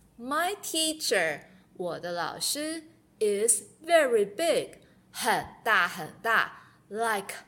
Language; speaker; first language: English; non-native, fluent; Chinese